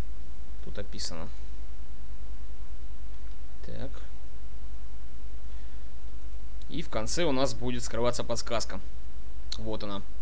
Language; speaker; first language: Russian; native; Russian